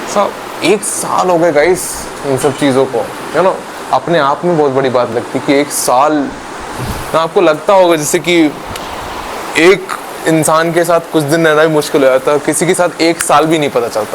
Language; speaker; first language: Hindi; native; Hindi